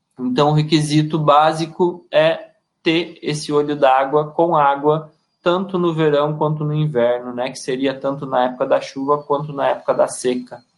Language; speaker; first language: Portuguese; native; Portuguese